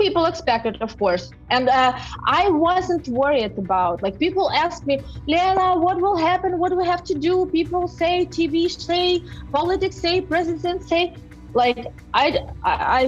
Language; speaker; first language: English; non-native, learner; Russian